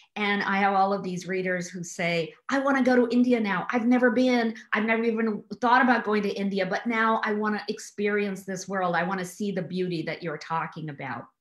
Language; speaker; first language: English; early bilingual, other home language; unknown